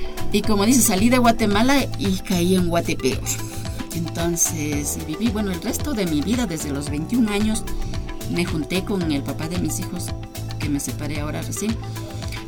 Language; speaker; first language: Spanish; native; Spanish